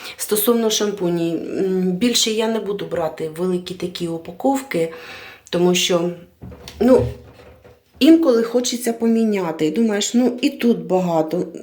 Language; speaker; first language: Ukrainian; non-native, local second language; Russian